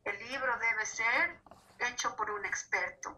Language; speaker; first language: Spanish; native; Spanish